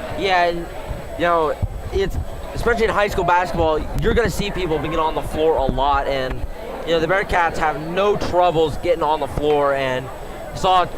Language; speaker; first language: English; native; English